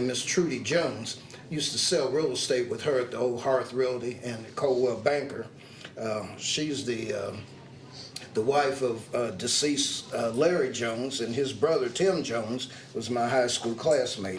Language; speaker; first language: English; native; English